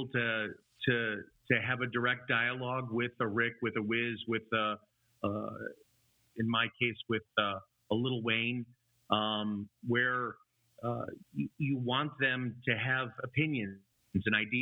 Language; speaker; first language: English; native; English